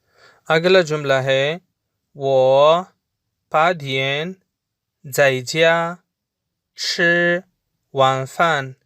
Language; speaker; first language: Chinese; non-native, fluent; Urdu